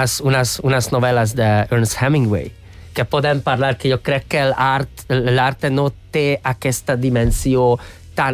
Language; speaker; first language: Catalan; non-native, fluent; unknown